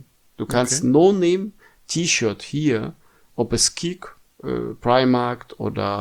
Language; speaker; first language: German; non-native, fluent; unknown